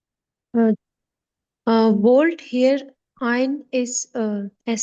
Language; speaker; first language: German; non-native, learner; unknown